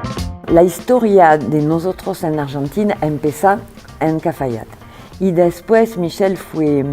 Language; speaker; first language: Spanish; non-native, fluent; French